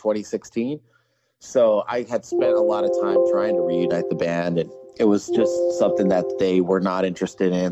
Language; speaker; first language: English; native; English